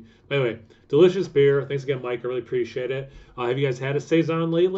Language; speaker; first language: English; native; English